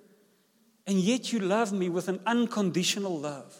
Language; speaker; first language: English; non-native, local second language; Afrikaans